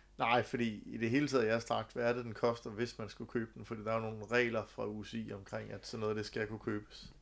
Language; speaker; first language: Danish; native; Danish